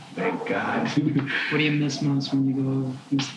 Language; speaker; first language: English; non-native, fluent; Dutch